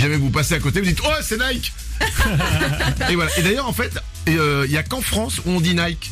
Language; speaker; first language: French; native; French